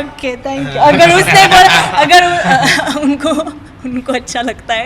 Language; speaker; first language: Hindi; non-native, fluent; Arabic